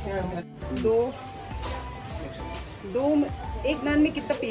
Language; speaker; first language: Hindi; non-native, local second language; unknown